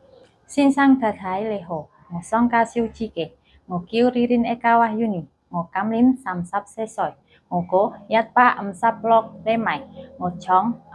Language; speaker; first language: Cantonese; non-native, learner; Indonesian